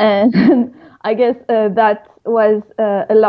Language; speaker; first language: English; non-native, fluent; French